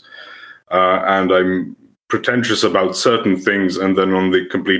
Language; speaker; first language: English; non-native, fluent; Serbian